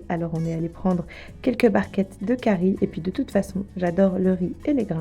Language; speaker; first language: French; native; French